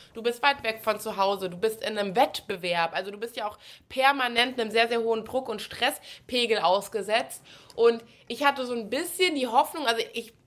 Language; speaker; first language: German; native; German